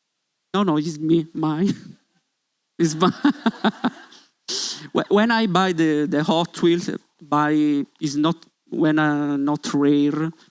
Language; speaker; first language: English; non-native, learner; Italian